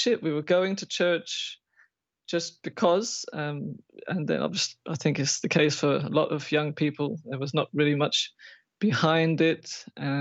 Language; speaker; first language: English; native; English